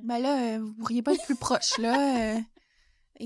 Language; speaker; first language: French; native; French